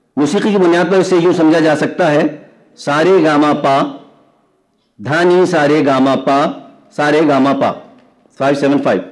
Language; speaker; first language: Urdu; native; Urdu